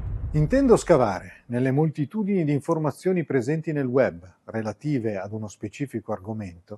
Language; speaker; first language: Italian; native; Italian